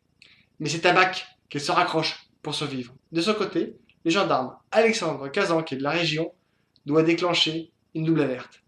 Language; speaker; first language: French; native; French